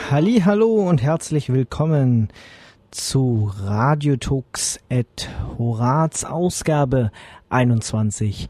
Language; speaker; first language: German; native; German